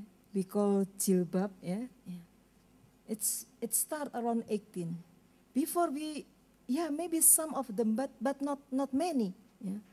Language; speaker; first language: English; non-native, learner; Indonesian